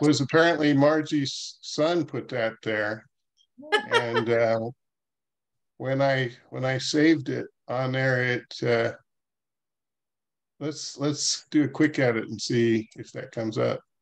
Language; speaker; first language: English; native; English